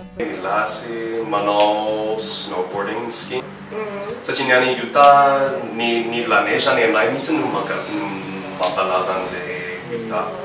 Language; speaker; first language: Malagasy; non-native, fluent; English